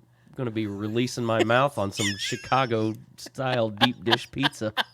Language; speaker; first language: English; native; English